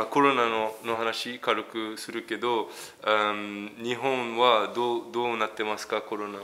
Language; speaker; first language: Japanese; early bilingual, heritage; French